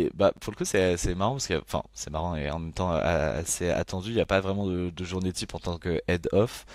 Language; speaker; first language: French; native; French